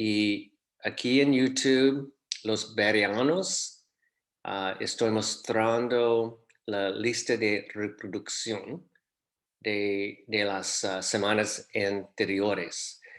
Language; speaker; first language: Spanish; non-native, fluent; English